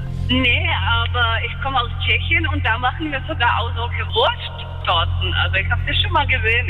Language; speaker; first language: German; non-native, fluent; Czech